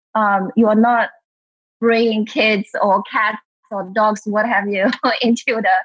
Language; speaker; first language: English; non-native, fluent; Chinese